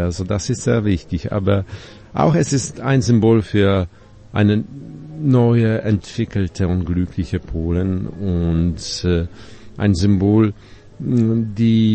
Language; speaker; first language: German; non-native, fluent; Polish